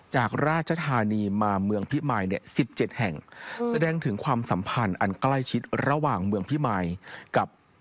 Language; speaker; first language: Thai; native; Thai